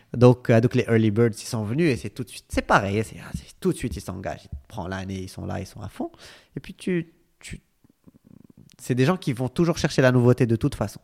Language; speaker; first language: French; non-native, local second language; Arabic